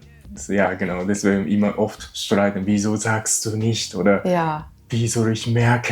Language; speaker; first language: German; non-native, learner; Japanese